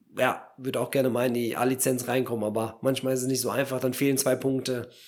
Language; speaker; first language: German; early bilingual, other home language; Polish